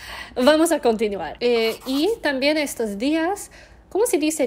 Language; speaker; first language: Spanish; non-native, learner; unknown